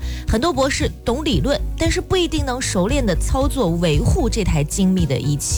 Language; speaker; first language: Chinese; native; Chinese